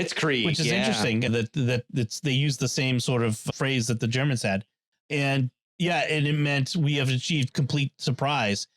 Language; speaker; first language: English; native; English